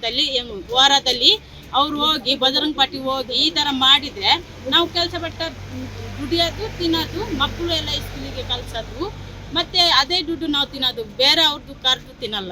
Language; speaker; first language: Kannada; non-native, learner; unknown